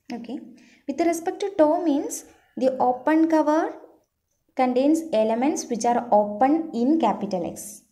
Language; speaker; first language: English; non-native, local second language; Malayalam